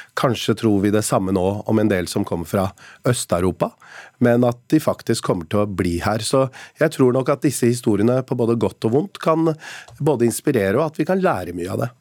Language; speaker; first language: Norwegian; early bilingual, other home language; Punjabi